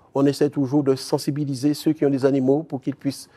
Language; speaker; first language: French; native; French